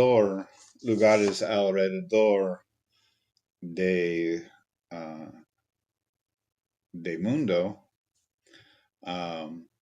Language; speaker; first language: Spanish; non-native, learner; English